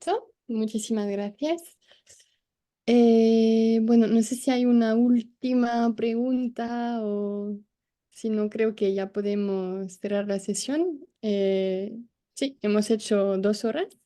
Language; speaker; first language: Spanish; non-native, fluent; French